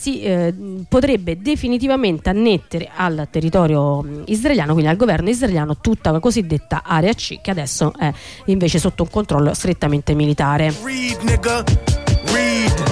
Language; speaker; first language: Italian; native; Italian